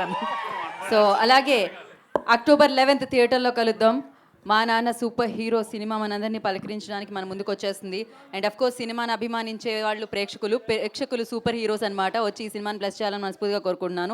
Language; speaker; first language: Telugu; native; Telugu